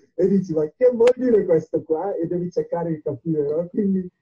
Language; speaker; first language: Italian; non-native, fluent; Akan